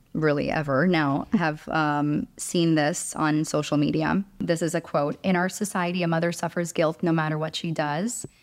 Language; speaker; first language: English; early bilingual, other home language; Romanian